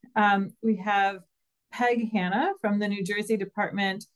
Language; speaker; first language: English; native; English